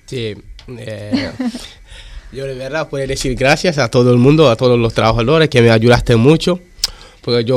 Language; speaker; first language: Spanish; non-native, learner; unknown